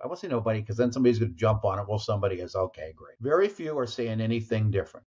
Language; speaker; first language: English; native; English